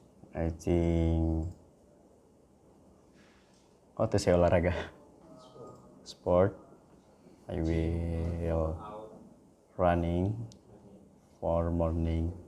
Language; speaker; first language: English; non-native, learner; Indonesian